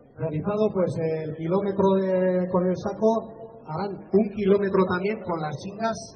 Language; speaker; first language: Spanish; native; Spanish